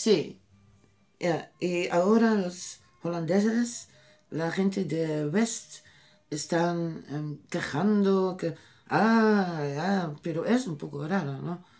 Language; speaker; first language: Spanish; non-native, learner; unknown